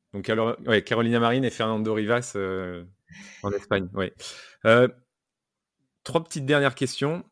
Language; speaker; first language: French; native; French